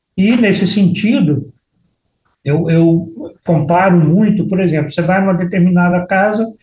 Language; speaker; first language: Portuguese; native; Portuguese